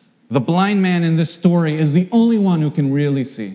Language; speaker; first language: English; native; English